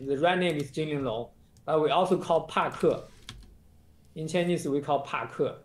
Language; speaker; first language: English; non-native, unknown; Chinese